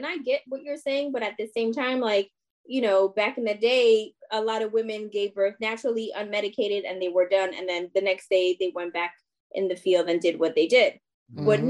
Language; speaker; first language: English; non-native, fluent; French